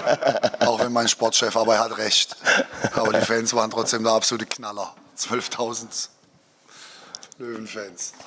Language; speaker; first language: German; native; German